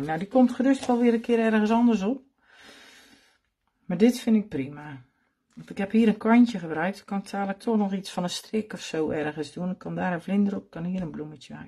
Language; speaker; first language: Dutch; native; Dutch